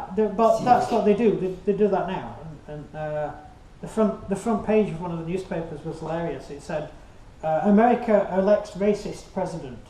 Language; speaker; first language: English; native; English